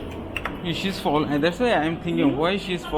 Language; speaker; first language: English; non-native, learner; Bangla